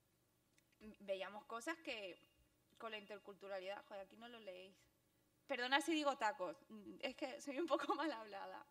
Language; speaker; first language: Spanish; early bilingual, other home language; Chinese